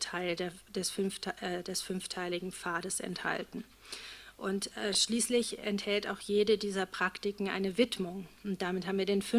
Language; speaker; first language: German; native; German